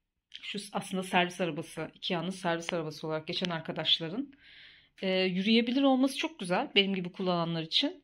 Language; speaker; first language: Turkish; native; Turkish